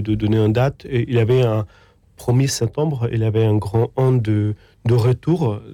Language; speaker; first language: French; non-native, fluent; Ukrainian